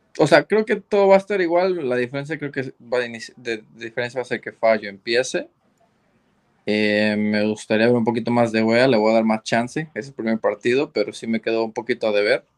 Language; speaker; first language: Spanish; native; Spanish